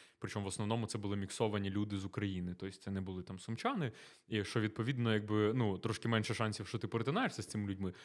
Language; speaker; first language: Ukrainian; native; Ukrainian